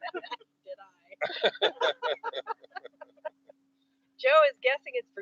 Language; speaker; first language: English; native; English